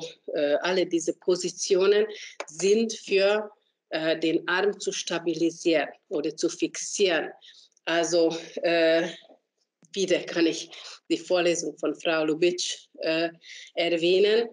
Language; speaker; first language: German; non-native, fluent; Hungarian